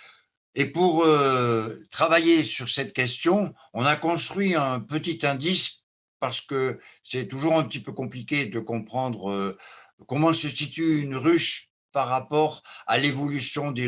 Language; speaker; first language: French; native; French